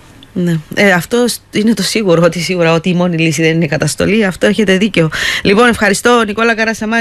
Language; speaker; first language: Greek; native; Greek